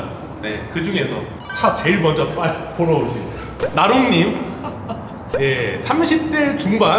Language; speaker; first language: Korean; native; Korean